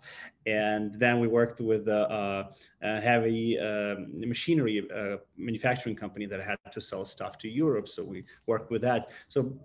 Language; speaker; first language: English; non-native, fluent; Ukrainian